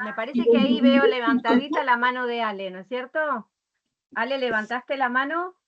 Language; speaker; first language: Spanish; native; Spanish